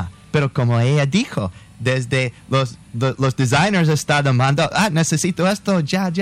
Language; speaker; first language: Spanish; non-native, fluent; English